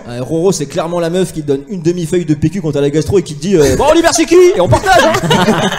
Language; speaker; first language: French; native; French